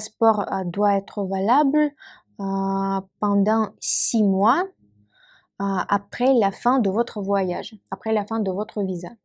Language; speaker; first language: French; non-native, fluent; Russian